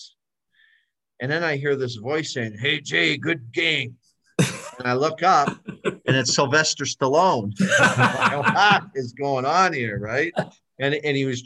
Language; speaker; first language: English; native; English